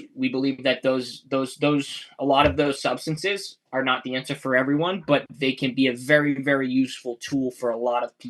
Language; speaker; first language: English; native; English